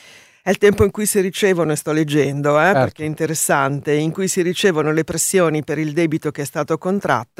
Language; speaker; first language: Italian; native; Italian